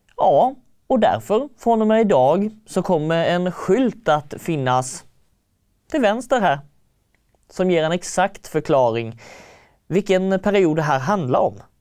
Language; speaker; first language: Swedish; native; Swedish